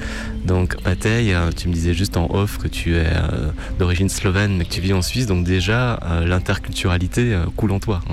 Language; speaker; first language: French; native; French